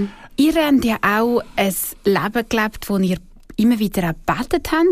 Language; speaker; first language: German; native; German